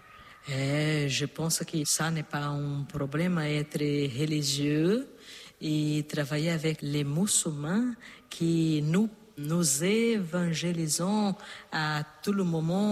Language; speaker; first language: French; non-native, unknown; Portuguese